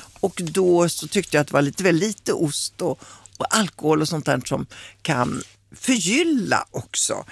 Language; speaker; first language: Swedish; early bilingual, other home language; Italian